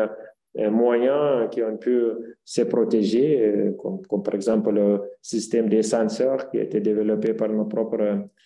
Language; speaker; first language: French; non-native, fluent; Lithuanian